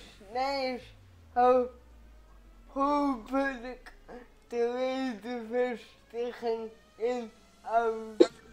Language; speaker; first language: Dutch; early bilingual, other home language; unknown